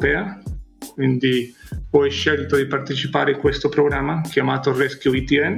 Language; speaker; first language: Italian; non-native, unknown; Spanish